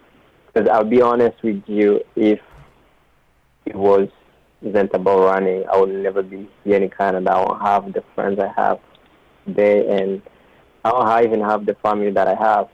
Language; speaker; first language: English; non-native, local second language; Kinyarwanda